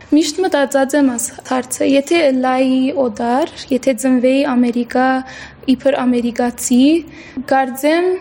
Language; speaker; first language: Armenian; early bilingual, heritage; Armenian